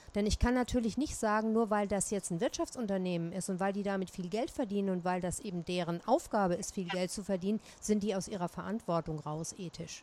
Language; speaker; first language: German; native; German